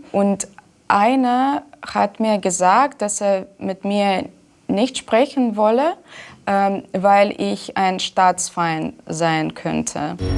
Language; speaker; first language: German; non-native, fluent; Russian